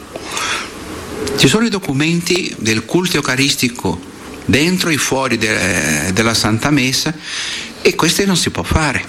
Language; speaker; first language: Italian; non-native, fluent; Portuguese